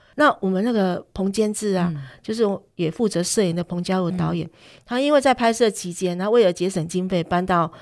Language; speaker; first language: Chinese; native; Chinese